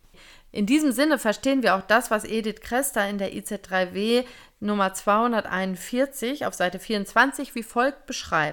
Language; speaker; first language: German; native; German